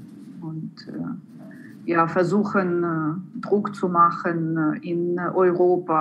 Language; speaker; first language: German; non-native, fluent; Ukrainian